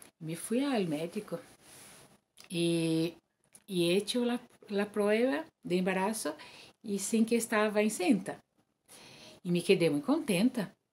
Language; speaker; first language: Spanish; non-native, learner; Portuguese